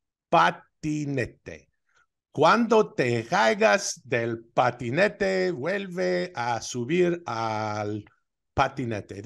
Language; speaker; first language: Spanish; non-native, learner; English